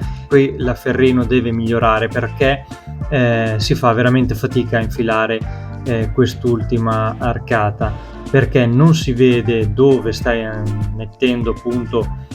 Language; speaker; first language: Italian; native; Italian